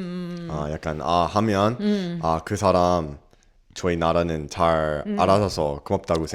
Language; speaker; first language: Korean; non-native, learner; English